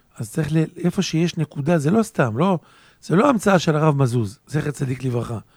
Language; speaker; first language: Hebrew; native; Hebrew